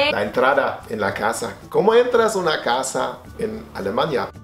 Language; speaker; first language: Spanish; non-native, learner; German